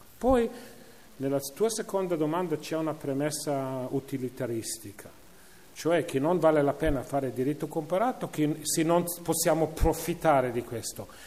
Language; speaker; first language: Italian; non-native, fluent; English